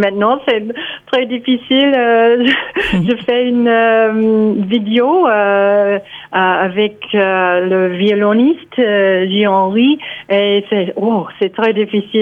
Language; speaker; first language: French; non-native, fluent; English